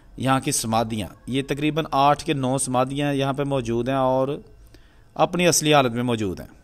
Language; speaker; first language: Urdu; non-native, local second language; Punjabi